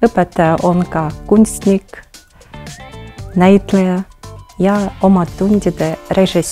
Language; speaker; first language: Estonian; non-native, local second language; Russian